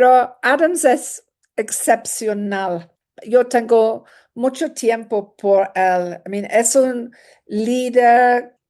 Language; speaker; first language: Spanish; non-native, learner; English